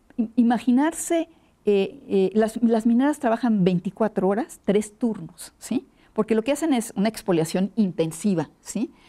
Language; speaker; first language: Spanish; native; Spanish